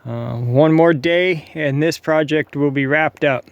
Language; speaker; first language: English; native; English